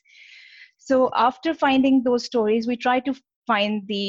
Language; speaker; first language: English; non-native, local second language; Hindi